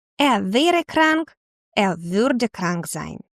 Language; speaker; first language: German; non-native, fluent; Ukrainian